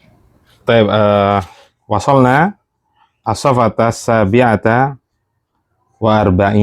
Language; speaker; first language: Arabic; non-native, fluent; Indonesian